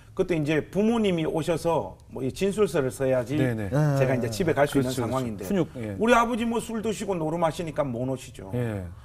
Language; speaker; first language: Korean; native; Korean